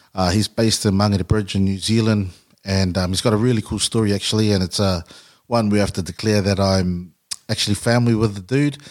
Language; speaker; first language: English; native; English